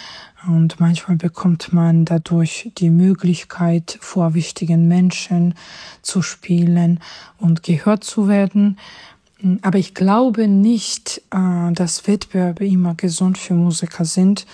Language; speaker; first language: German; non-native, fluent; Georgian